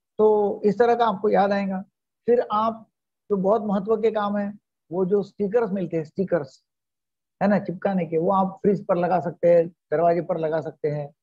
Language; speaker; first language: Hindi; non-native, local second language; Marathi